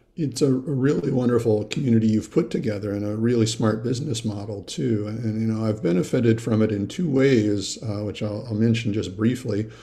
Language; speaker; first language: English; native; English